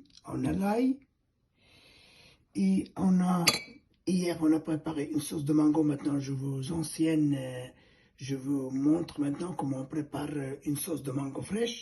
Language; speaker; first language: French; non-native, fluent; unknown